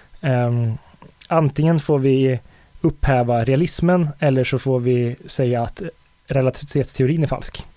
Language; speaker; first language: Swedish; native; Swedish